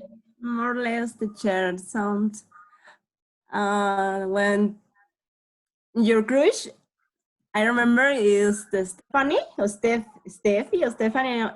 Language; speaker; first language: English; non-native, learner; Spanish